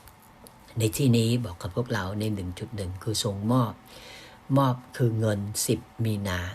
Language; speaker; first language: Thai; native; Thai